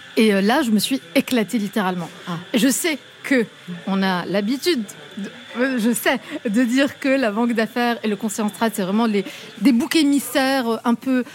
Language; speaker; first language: French; non-native, local second language; Arabic